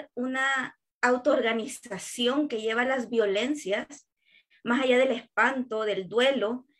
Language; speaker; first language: Spanish; native; Spanish